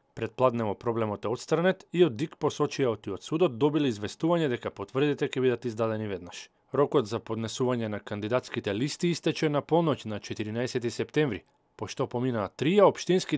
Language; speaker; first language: Macedonian; native; Macedonian